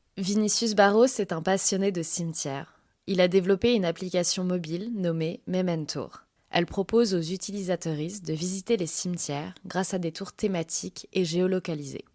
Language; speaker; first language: French; native; French